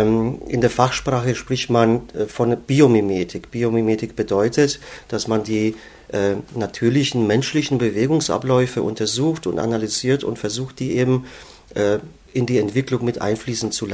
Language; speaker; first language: German; native; German